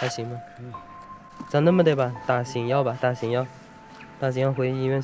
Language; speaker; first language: Chinese; native; Chinese